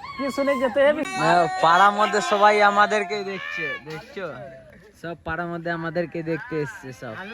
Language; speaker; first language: Bangla; non-native, learner; Hindi